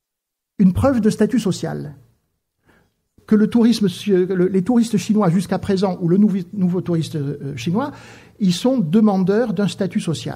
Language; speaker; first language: French; native; French